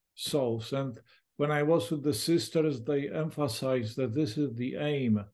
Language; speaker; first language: English; non-native, fluent; Polish